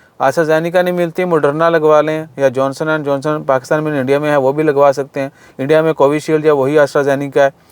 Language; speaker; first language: Urdu; non-native, local second language; Punjabi